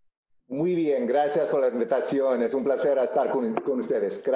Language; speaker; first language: Spanish; non-native, local second language; English